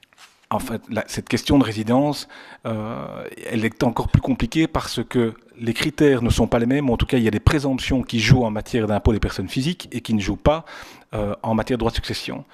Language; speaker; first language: French; native; French